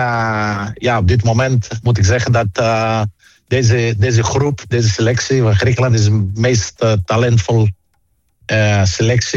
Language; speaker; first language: Dutch; non-native, fluent; Greek